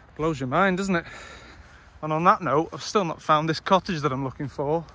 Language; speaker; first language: English; native; English